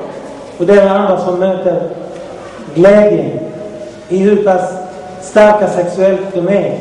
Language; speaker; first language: Swedish; non-native, fluent; Arabic